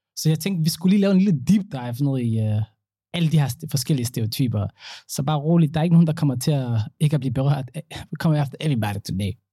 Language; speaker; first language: Danish; early bilingual, other home language; Somali